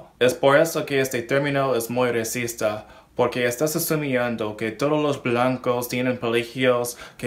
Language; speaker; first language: Spanish; non-native, learner; English